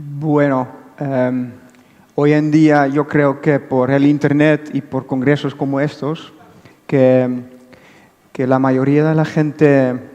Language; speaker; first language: Spanish; non-native, fluent; Dutch